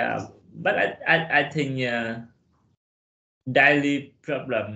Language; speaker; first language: English; non-native, learner; Vietnamese